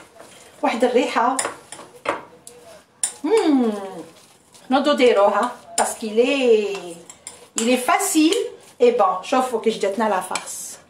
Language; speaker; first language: Arabic; native; Arabic